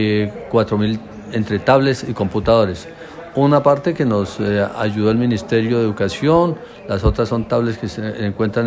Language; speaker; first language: Spanish; native; Spanish